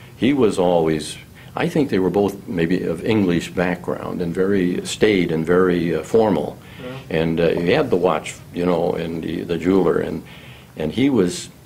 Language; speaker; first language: English; native; English